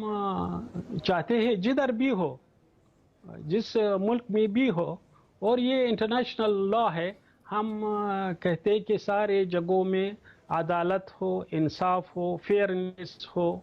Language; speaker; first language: Hindi; non-native, fluent; Pashto